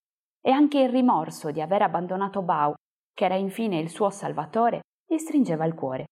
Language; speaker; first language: Italian; native; Italian